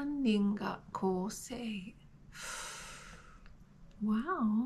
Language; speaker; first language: Japanese; non-native, fluent; English